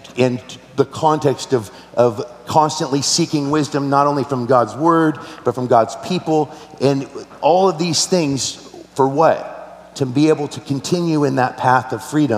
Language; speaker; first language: English; native; English